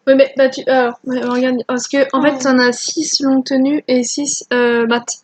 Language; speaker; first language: French; native; French